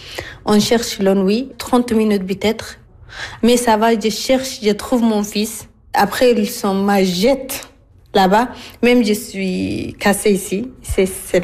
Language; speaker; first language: French; non-native, learner; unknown